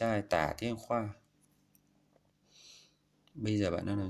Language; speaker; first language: Chinese; non-native, learner; Vietnamese